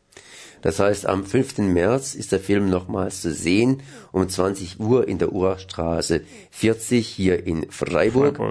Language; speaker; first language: German; native; German